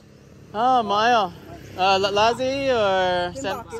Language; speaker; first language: Cebuano; non-native, learner; English